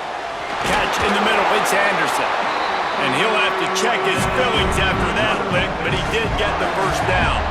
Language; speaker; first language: English; native; English